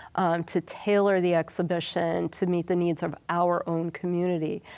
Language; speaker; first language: English; native; English